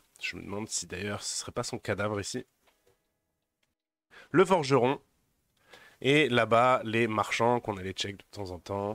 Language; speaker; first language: French; native; French